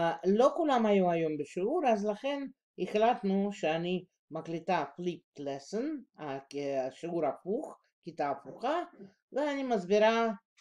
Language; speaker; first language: Hebrew; non-native, fluent; Russian